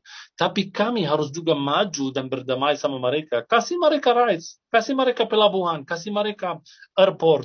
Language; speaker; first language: Indonesian; non-native, fluent; Arabic